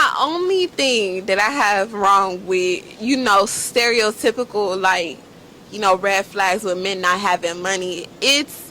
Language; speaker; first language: English; native; English